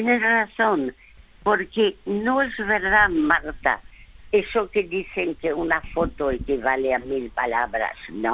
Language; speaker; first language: Spanish; early bilingual, other home language; French